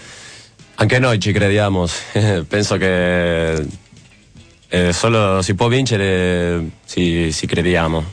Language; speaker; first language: Italian; non-native, fluent; Spanish